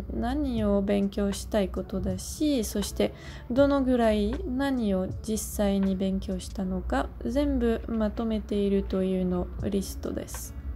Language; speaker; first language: Japanese; non-native, learner; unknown